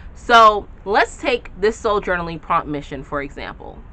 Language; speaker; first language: English; native; English